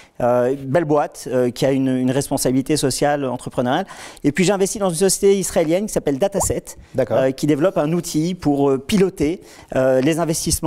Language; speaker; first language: French; native; French